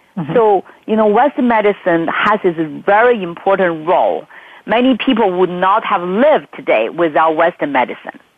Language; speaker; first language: English; non-native, fluent; Chinese